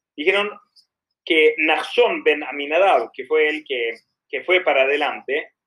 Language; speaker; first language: Spanish; non-native, fluent; Swedish